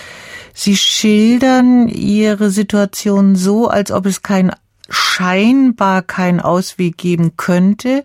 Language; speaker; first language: German; native; German